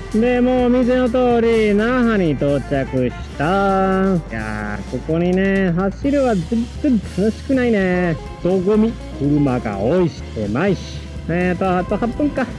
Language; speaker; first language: Japanese; non-native, fluent; Spanish